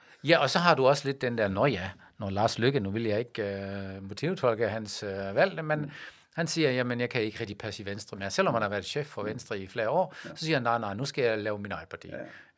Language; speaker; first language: Danish; non-native, fluent; German